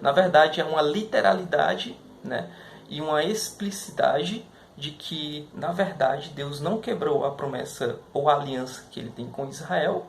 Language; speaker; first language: Portuguese; native; Portuguese